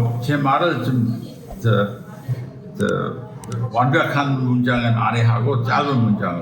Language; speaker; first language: Korean; non-native, fluent; English